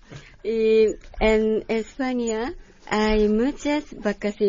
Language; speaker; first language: Spanish; non-native, learner; Japanese